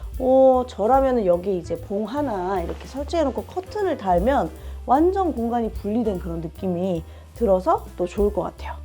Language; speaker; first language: Korean; native; Korean